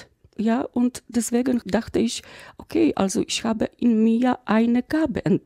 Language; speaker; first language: German; non-native, fluent; Polish